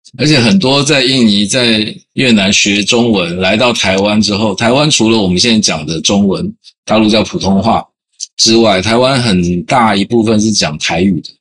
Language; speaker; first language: Chinese; native; Chinese